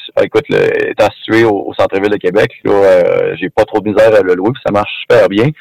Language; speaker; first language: French; native; French